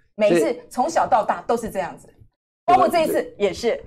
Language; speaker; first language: Chinese; native; Chinese